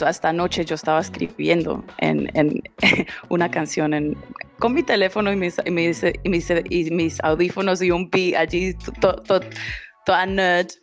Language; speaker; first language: Spanish; early bilingual, heritage; Spanish